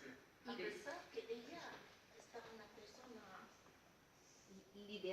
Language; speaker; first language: Spanish; non-native, learner; Arabic